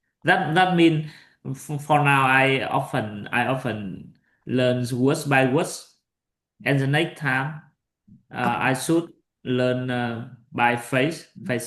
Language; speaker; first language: English; non-native, learner; Vietnamese